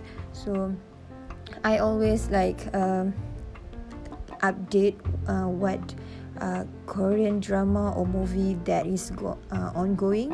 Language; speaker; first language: English; non-native, local second language; Malay